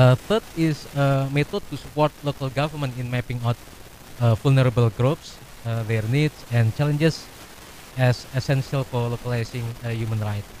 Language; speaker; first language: English; non-native, fluent; Indonesian